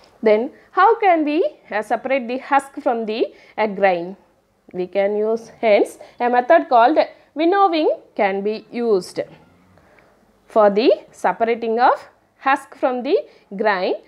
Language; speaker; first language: English; non-native, local second language; Tamil